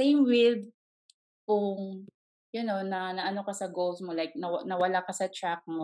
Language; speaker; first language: English; non-native, local second language; Cebuano